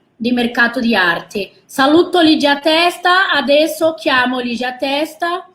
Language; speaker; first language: Italian; non-native, learner; Portuguese